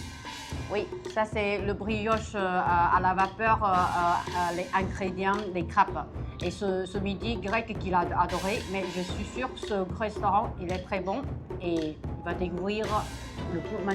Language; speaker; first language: French; non-native, fluent; Chinese